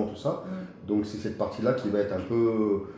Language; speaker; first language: French; native; French